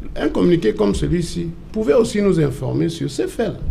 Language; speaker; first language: French; non-native, local second language; English